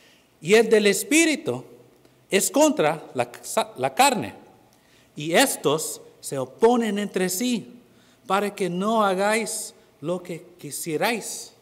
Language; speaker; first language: Spanish; non-native, fluent; English